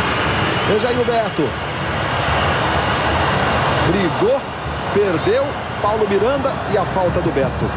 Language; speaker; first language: Portuguese; native; Portuguese